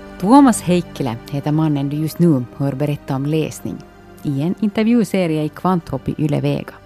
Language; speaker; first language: Swedish; native; Swedish